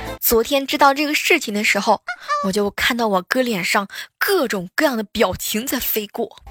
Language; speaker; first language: Chinese; native; Chinese